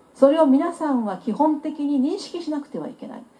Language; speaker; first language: Japanese; non-native, fluent; Chinese